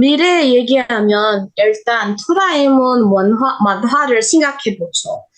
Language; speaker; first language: Korean; non-native, learner; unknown